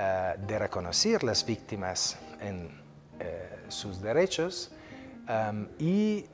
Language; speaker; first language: Spanish; non-native, fluent; Italian